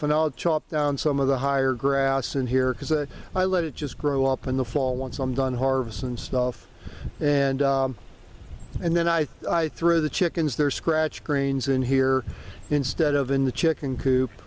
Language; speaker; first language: English; native; English